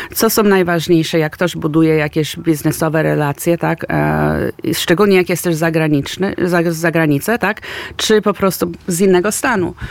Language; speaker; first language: Polish; early bilingual, heritage; Polish